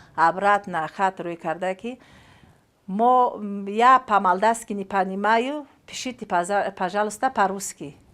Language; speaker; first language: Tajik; non-native, fluent; Romanian